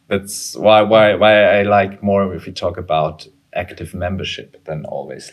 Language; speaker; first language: English; non-native, fluent; German